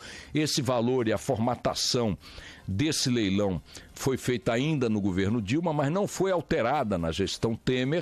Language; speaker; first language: Portuguese; native; Portuguese